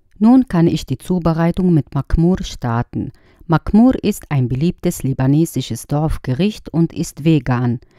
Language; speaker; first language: German; non-native, fluent; Arabic